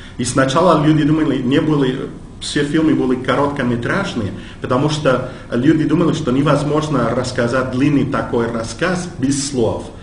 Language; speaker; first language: Russian; non-native, fluent; English